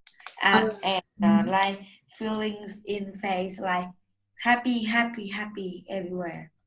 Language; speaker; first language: English; non-native, learner; Vietnamese